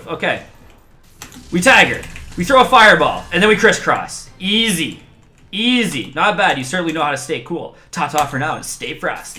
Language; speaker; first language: English; native; English